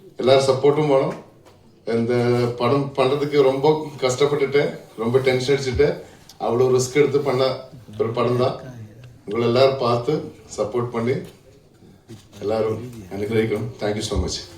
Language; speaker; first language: Tamil; non-native, learner; Malayalam